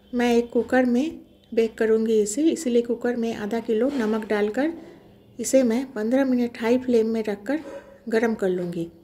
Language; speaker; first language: Hindi; non-native, local second language; Bangla